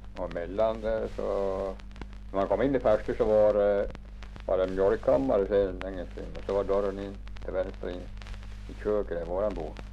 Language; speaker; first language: Swedish; native; Swedish